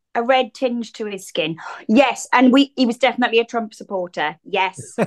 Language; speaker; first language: English; native; English